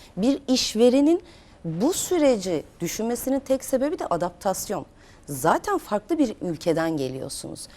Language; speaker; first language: Turkish; native; Turkish